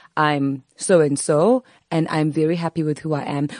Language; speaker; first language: English; non-native, local second language; Zulu